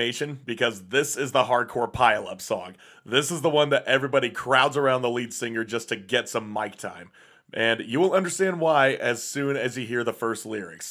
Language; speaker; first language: English; native; English